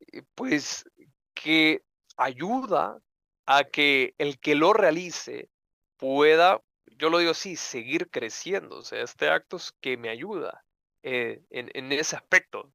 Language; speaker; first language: Spanish; native; Spanish